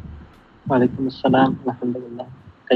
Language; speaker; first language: Arabic; non-native, learner; Tamil